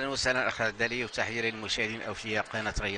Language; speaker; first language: Arabic; native; Arabic